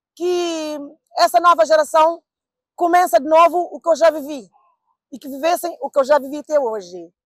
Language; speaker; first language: Portuguese; non-native, local second language; Kabuverdianu